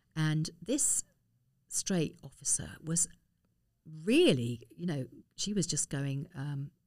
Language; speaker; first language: English; native; English